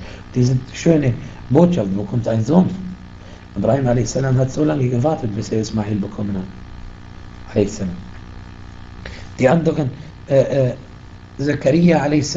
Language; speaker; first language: German; non-native, fluent; Arabic